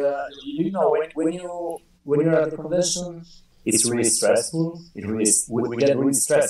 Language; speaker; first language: English; non-native, fluent; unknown